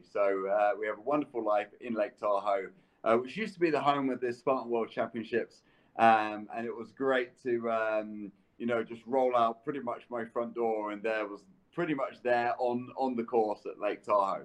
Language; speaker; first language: English; native; English